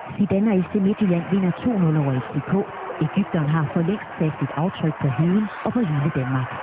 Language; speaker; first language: Danish; native; Danish